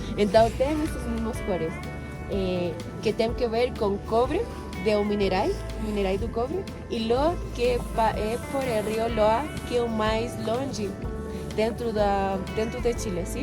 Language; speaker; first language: Portuguese; non-native, fluent; Spanish